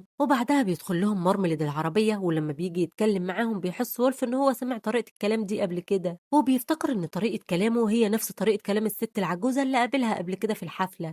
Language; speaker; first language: Arabic; native; Arabic